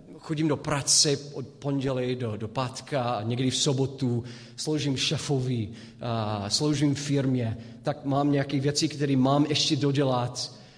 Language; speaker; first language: Czech; non-native, fluent; English